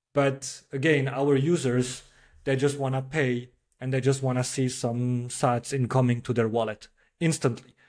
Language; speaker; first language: English; non-native, fluent; French